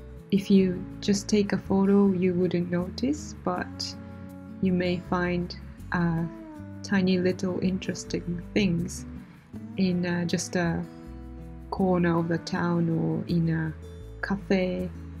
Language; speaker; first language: English; non-native, fluent; Japanese